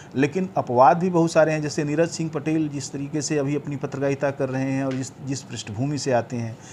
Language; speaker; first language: Hindi; native; Hindi